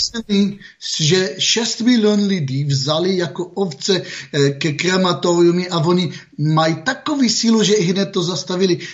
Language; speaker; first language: Czech; non-native, fluent; Hebrew